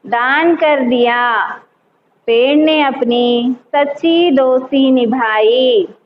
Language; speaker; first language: Hindi; non-native, local second language; Telugu